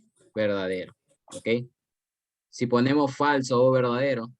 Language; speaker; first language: Spanish; native; Spanish